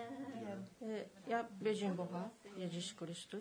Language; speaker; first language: Czech; non-native, learner; Japanese